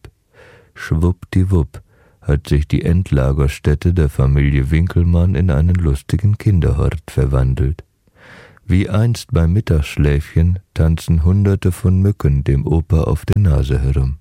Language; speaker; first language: German; native; German